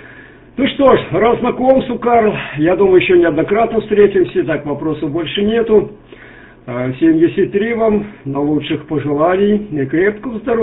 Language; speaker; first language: Russian; native; Russian